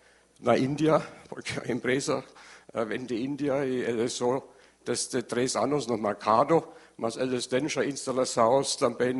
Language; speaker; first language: Portuguese; non-native, learner; German